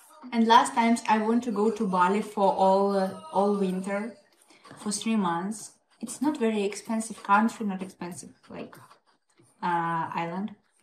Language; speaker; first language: English; non-native, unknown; Russian